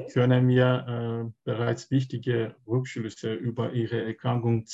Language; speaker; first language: German; non-native, learner; Turkish